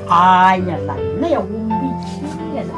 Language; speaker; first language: Chinese; native; Chinese